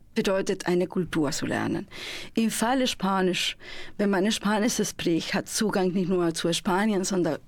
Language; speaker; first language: German; non-native, fluent; Spanish